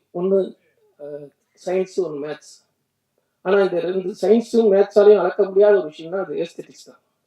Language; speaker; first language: Tamil; native; Tamil